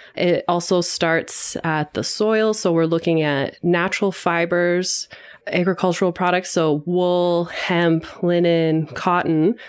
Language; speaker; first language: English; native; English